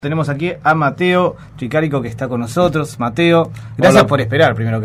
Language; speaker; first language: Spanish; native; Spanish